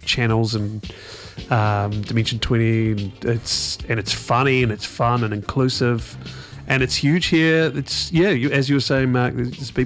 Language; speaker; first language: English; native; English